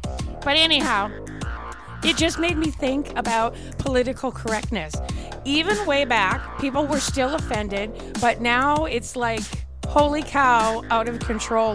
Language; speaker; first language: English; native; English